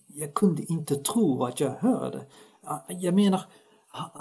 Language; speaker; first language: Swedish; non-native, fluent; Dutch